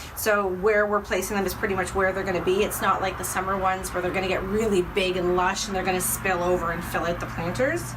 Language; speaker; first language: English; native; English